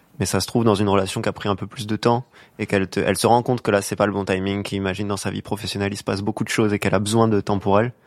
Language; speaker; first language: French; native; French